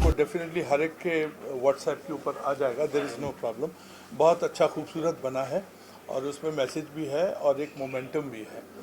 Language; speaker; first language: Hindi; native; Hindi